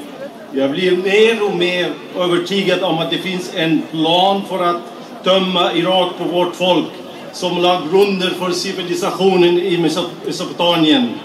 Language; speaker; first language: Swedish; non-native, fluent; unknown